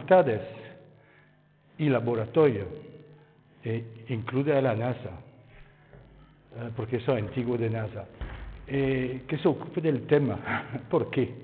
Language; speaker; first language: Spanish; non-native, fluent; French